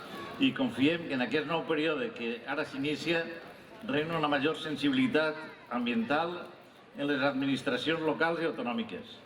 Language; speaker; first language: Catalan; native; Catalan